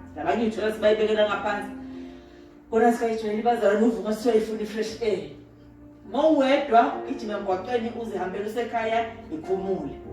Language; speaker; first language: Zulu; non-native, local second language; Swati